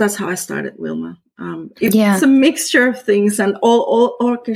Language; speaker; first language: English; non-native, fluent; Spanish